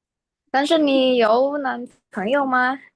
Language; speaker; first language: Chinese; non-native, learner; Indonesian